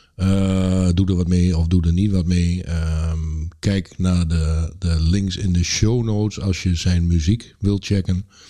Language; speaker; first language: Dutch; native; Dutch